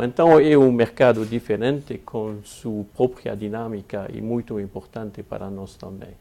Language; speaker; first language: Portuguese; non-native, fluent; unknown